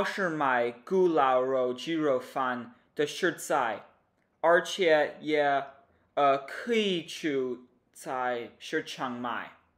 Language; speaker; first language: Chinese; non-native, learner; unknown